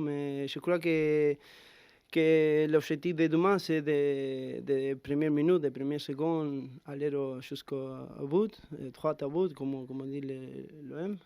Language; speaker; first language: French; non-native, fluent; Spanish